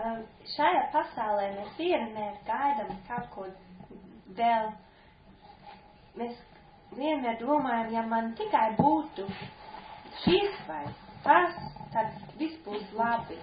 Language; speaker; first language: Latvian; non-native, fluent; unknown